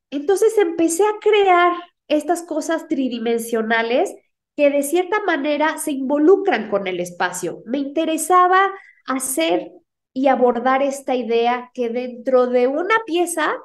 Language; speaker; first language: Spanish; native; Spanish